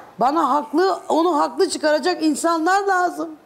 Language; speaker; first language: Turkish; native; Turkish